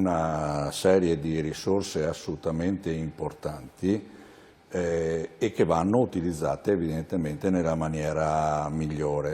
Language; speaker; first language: Italian; native; Italian